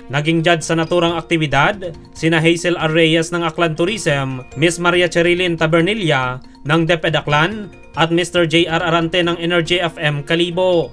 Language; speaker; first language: Filipino; non-native, local second language; Aklanon